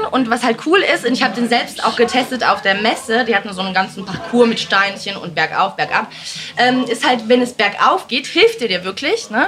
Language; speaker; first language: German; early bilingual, other home language; Italian